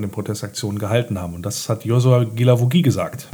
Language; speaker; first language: German; native; German